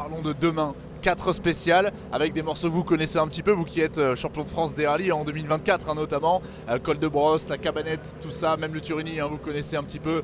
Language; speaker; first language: French; native; French